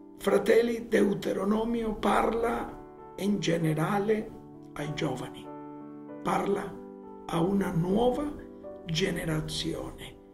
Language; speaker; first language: Italian; non-native, fluent; Spanish